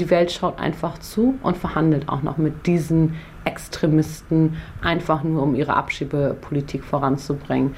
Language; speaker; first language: German; early bilingual, other home language; Persian